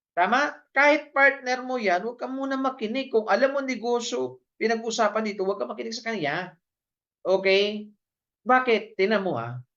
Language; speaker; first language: Filipino; non-native, local second language; Bikol